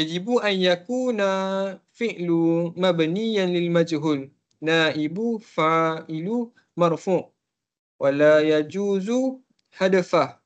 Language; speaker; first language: Arabic; non-native, learner; Malay